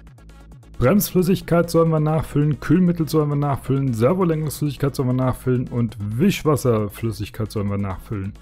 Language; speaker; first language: German; native; German